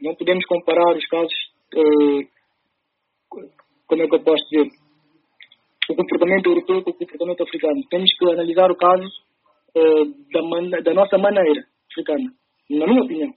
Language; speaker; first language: Portuguese; early bilingual, other home language; Upper Guinea Crioulo